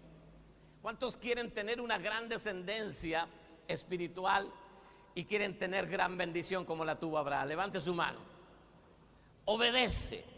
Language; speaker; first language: Spanish; native; Spanish